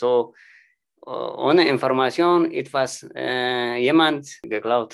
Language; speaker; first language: German; non-native, learner; Tigrinya